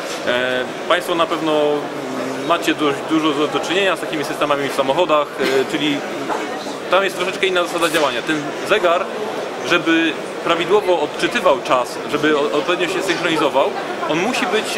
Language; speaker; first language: Polish; native; Polish